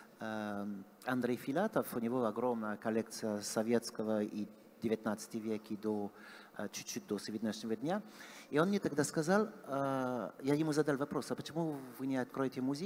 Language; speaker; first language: Russian; non-native, fluent; French